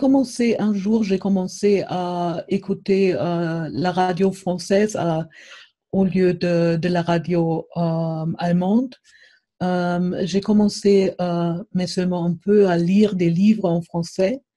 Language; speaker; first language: French; non-native, fluent; German